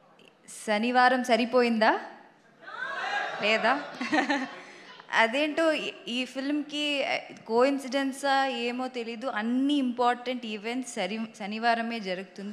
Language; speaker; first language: Telugu; non-native, fluent; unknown